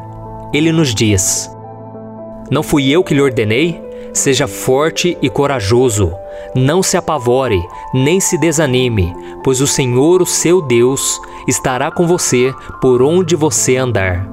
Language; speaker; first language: Portuguese; native; Portuguese